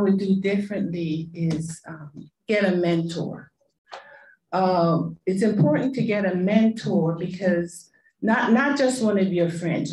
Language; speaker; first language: English; non-native, fluent; Spanish